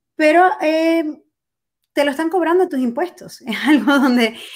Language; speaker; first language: Spanish; native; Spanish